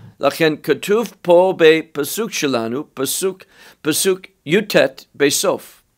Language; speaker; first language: Hebrew; non-native, fluent; English